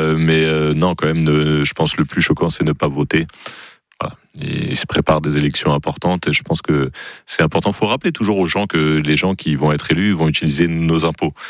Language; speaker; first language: French; native; French